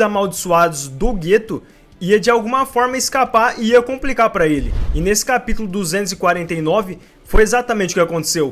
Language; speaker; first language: Portuguese; native; Portuguese